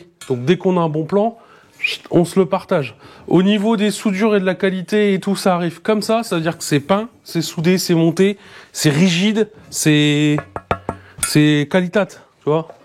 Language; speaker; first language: French; native; French